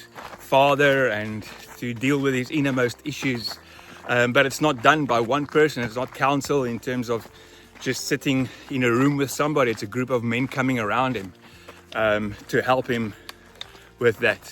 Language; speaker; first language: English; non-native, local second language; Afrikaans